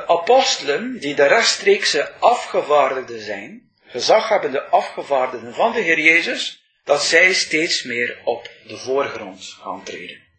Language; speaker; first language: Dutch; native; Dutch